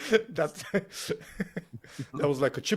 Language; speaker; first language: English; non-native, fluent; Romanian